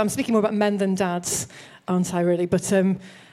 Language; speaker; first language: English; native; English